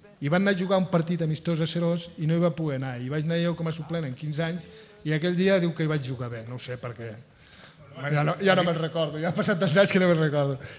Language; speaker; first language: Catalan; non-native, local second language; Spanish